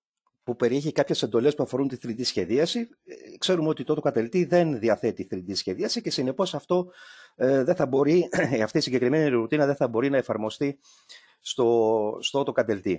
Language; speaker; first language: Greek; native; Greek